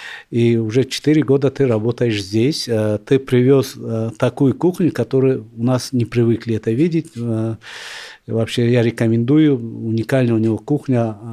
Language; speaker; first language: Russian; non-native, local second language; Tajik